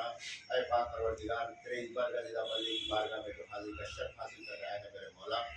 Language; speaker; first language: Urdu; native; Urdu